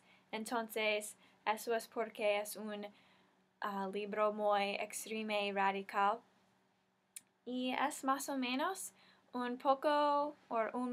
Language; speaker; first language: Spanish; non-native, learner; English